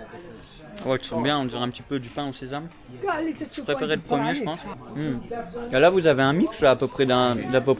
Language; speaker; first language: French; native; French